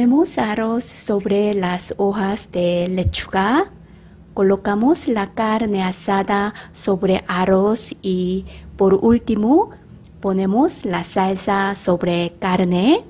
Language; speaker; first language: Spanish; non-native, fluent; Korean